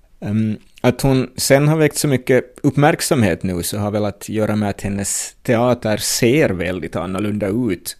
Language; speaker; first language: Swedish; native; Swedish